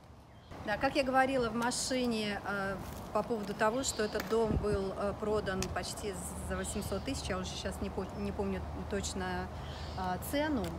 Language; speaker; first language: Russian; native; Russian